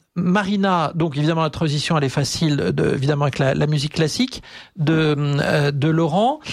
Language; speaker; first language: French; native; French